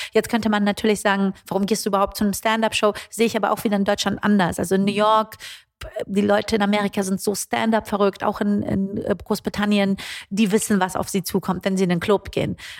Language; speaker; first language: German; early bilingual, other home language; Persian